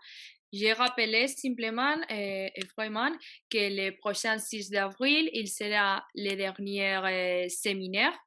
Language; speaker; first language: French; non-native, fluent; Catalan